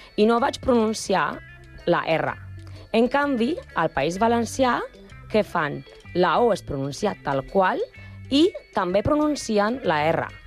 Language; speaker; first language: Catalan; non-native, learner; Spanish